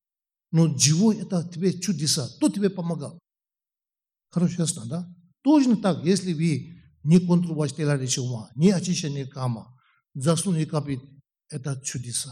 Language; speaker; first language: Russian; non-native, learner; Tibetan